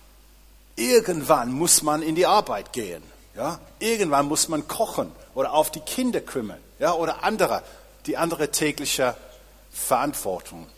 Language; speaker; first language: German; non-native, fluent; English